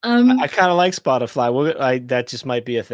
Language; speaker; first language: English; native; English